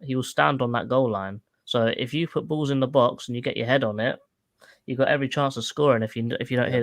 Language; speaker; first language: English; native; English